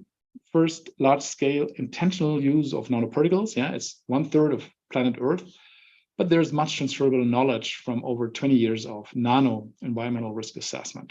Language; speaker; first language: English; non-native, fluent; German